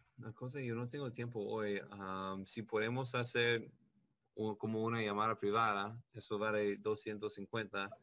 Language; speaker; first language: Spanish; non-native, learner; English